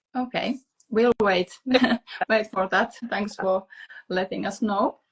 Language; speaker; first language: English; non-native, fluent; Finnish